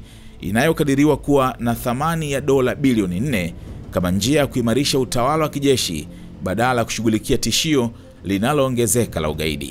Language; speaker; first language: Swahili; native; Swahili